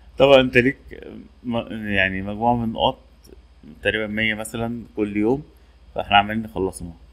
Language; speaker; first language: Arabic; native; Arabic